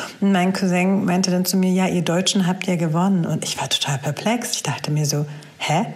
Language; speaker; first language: German; early bilingual, other home language; Turkish